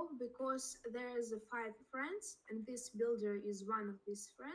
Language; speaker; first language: English; non-native, learner; Russian